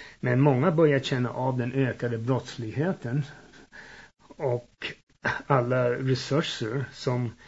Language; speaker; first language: Swedish; early bilingual, heritage; Swedish